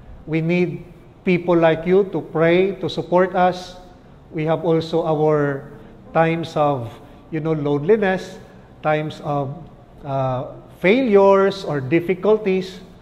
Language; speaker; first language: English; non-native, local second language; Filipino